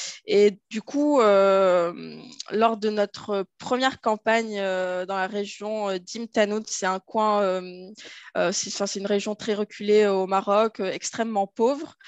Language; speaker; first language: French; native; French